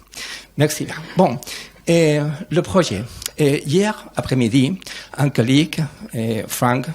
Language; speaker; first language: French; non-native, learner; Spanish